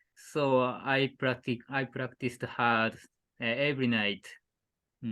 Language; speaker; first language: English; non-native, learner; Japanese